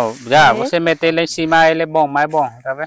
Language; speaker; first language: Portuguese; non-native, learner; Vietnamese